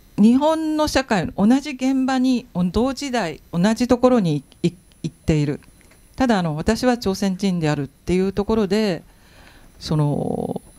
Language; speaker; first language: Japanese; native; Japanese